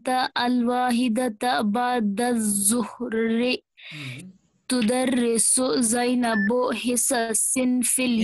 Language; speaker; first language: Arabic; non-native, learner; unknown